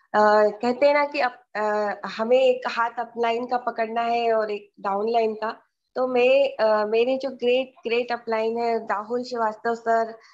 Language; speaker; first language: Hindi; native; Hindi